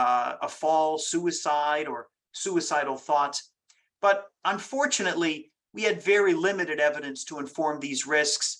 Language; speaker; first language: English; native; English